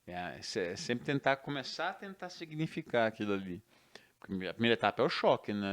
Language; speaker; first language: Portuguese; native; Portuguese